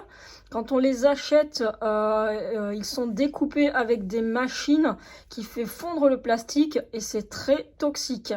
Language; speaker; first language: French; native; French